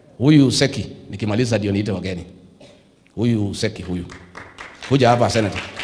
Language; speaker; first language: Swahili; non-native, local second language; Kikuyu